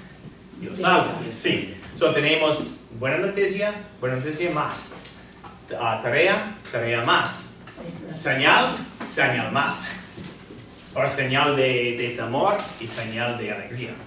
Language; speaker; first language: Spanish; non-native, fluent; English